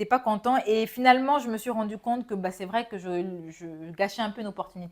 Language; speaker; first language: French; non-native, local second language; Bambara